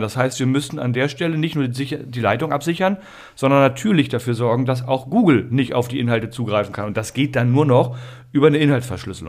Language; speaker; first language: German; native; German